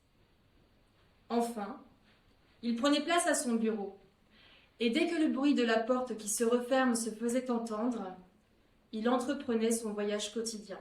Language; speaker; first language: French; native; French